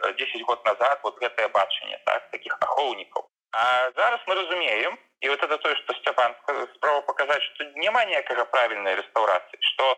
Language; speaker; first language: Belarusian; non-native, local second language; Russian